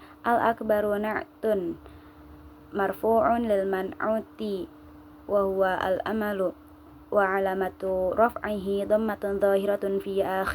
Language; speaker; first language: Arabic; non-native, learner; Indonesian